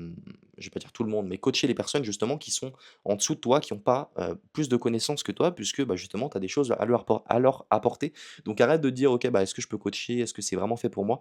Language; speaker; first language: French; native; French